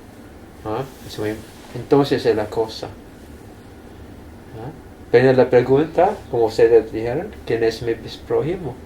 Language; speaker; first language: Spanish; non-native, fluent; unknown